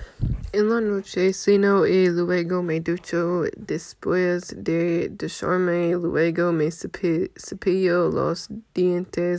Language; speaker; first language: Spanish; non-native, learner; English